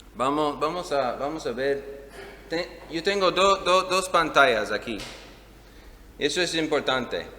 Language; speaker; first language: Spanish; non-native, fluent; English